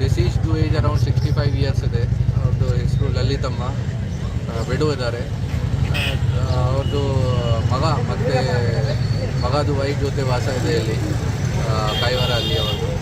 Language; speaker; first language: Kannada; non-native, fluent; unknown